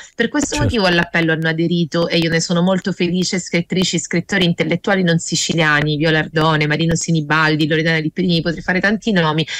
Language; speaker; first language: Italian; native; Italian